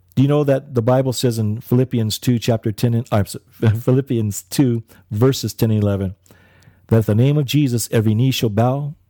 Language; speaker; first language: English; early bilingual, other home language; Filipino